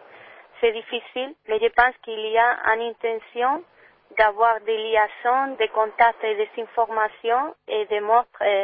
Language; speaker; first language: French; non-native, learner; Spanish